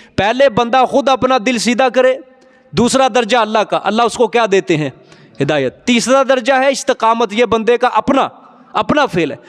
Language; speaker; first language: Urdu; non-native, local second language; Punjabi